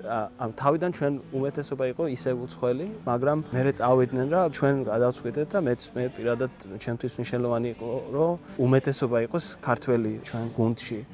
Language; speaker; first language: Georgian; non-native, learner; Persian